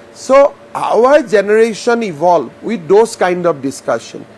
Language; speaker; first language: English; non-native, local second language; Assamese